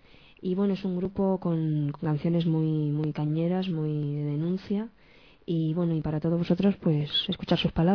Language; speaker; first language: Spanish; native; Spanish